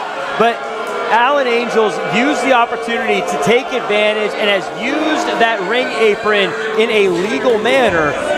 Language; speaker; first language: English; native; English